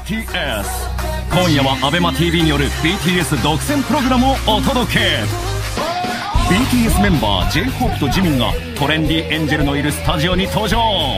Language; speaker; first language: Japanese; native; Japanese